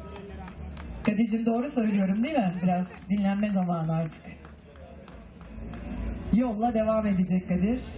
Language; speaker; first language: Turkish; native; Turkish